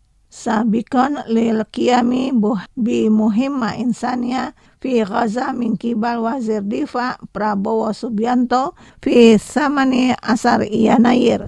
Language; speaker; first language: Arabic; non-native, fluent; Indonesian